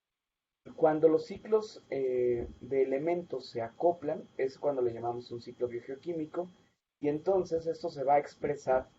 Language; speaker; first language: Spanish; native; Spanish